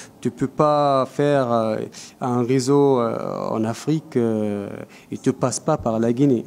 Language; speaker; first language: French; non-native, local second language; Arabic